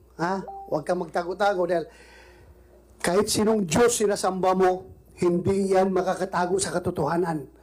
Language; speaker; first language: Filipino; non-native, local second language; Cebuano